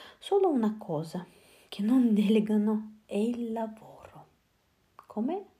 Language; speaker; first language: Italian; non-native, learner; Russian